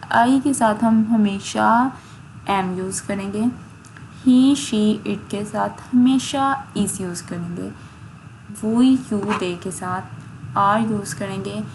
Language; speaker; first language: Urdu; native; Urdu